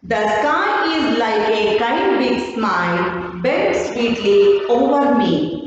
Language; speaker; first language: English; non-native, local second language; Kannada